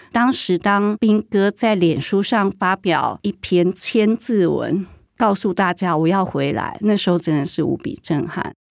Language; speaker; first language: Chinese; native; Chinese